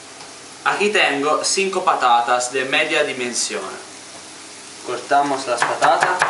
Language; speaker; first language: Spanish; non-native, fluent; Italian